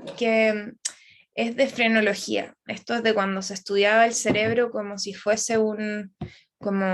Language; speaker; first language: Spanish; native; Spanish